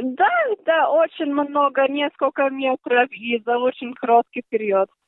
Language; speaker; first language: Russian; early bilingual, heritage; Russian